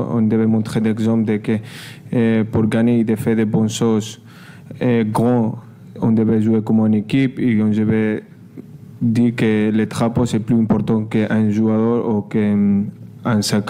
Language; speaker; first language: French; non-native, learner; Spanish